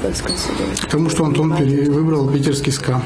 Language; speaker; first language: Russian; native; Russian